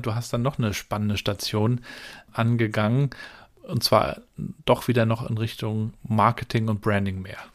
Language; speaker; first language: German; native; German